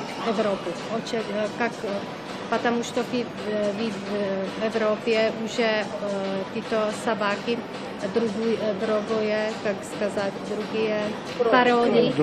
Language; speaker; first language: Russian; non-native, learner; Czech